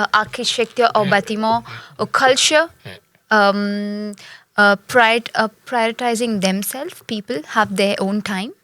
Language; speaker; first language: English; non-native, local second language; Tamil